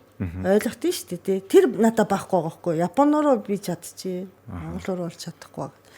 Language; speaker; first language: Mongolian; non-native, fluent; Japanese